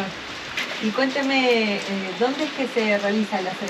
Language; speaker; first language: Spanish; native; Spanish